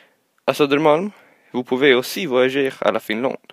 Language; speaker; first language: French; non-native, learner; Swedish